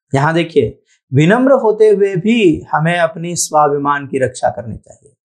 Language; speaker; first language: Hindi; non-native, local second language; Telugu